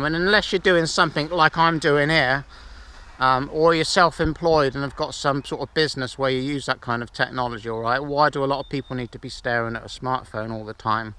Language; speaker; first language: English; native; English